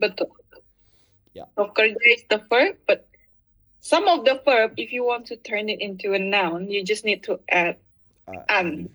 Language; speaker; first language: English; non-native, fluent; Indonesian